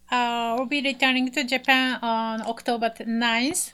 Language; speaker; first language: English; non-native, fluent; Japanese